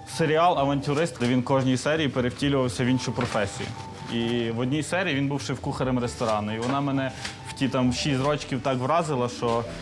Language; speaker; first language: Ukrainian; native; Ukrainian